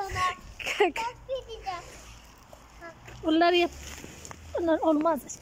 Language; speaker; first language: Turkish; non-native, learner; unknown